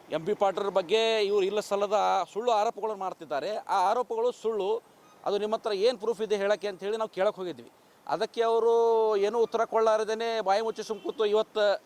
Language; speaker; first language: Kannada; native; Kannada